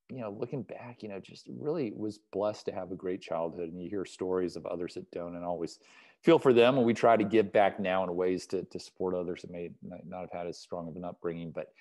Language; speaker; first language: English; native; English